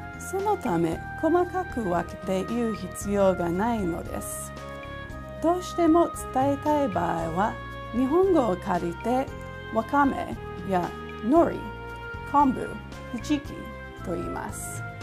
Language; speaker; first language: Japanese; non-native, fluent; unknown